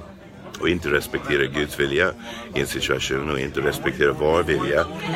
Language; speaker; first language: Swedish; non-native, fluent; English